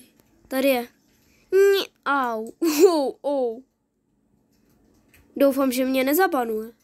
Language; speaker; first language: Czech; early bilingual, other home language; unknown